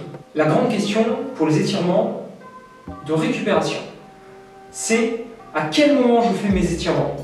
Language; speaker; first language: French; native; French